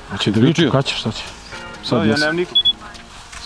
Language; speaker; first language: Bosnian; native; Bosnian